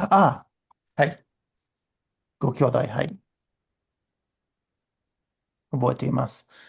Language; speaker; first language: Japanese; non-native, learner; English